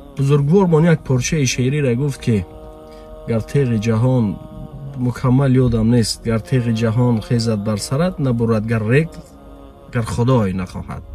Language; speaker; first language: Persian; native; Persian